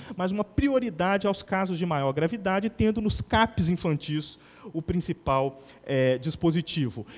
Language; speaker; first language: Portuguese; native; Portuguese